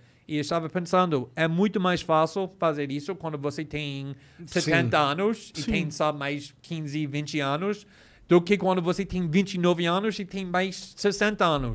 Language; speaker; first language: Portuguese; non-native, fluent; English